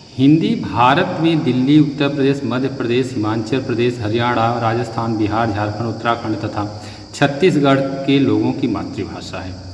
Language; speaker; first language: Hindi; native; Hindi